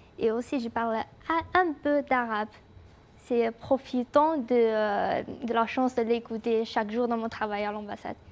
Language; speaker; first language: French; non-native, fluent; Chinese